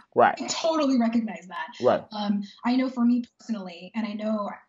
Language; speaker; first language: English; native; English